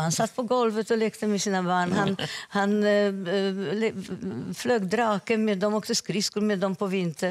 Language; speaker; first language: Swedish; non-native, fluent; Polish